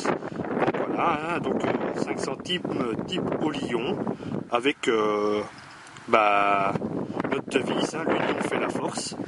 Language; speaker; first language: French; native; French